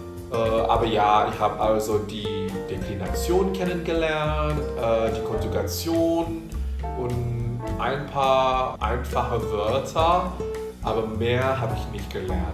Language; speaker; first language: German; non-native, fluent; Indonesian